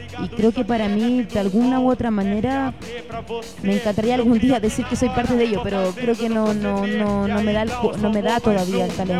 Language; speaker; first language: Spanish; early bilingual, heritage; Spanish